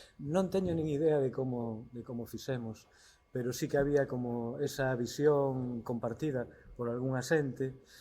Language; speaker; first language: Galician; non-native, local second language; Spanish